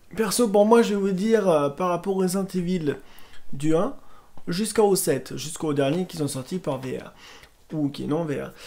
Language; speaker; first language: French; native; French